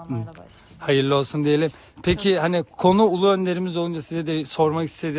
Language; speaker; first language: Turkish; native; Turkish